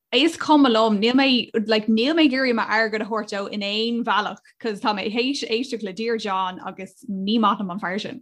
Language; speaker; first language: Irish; non-native, local second language; English